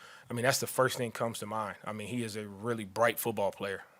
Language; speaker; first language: English; native; English